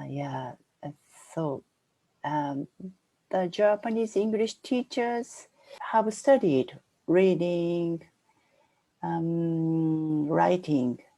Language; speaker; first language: English; non-native, fluent; Japanese